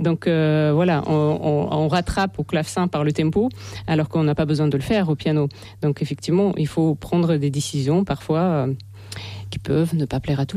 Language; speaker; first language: French; non-native, fluent; Russian